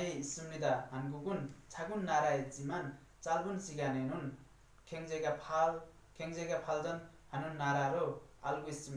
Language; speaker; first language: Korean; non-native, learner; Nepali